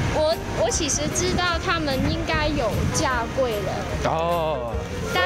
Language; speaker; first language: Chinese; non-native, local second language; Cantonese